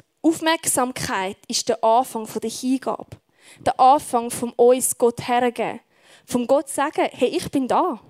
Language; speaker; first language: German; native; German